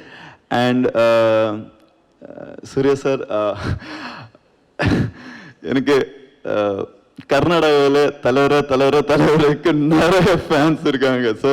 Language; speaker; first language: Tamil; non-native, learner; Kannada